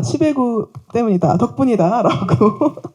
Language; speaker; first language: Korean; native; Korean